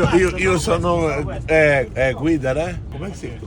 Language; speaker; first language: Italian; non-native, learner; Portuguese